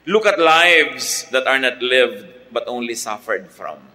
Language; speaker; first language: English; non-native, local second language; Filipino